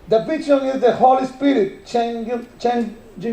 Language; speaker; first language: English; non-native, learner; Spanish